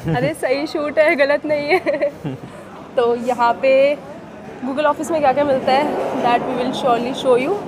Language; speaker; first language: Hindi; native; Hindi